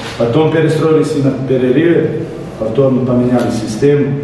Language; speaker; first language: Russian; non-native, fluent; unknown